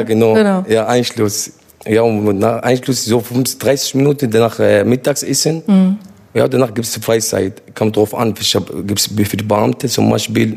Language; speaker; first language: German; non-native, learner; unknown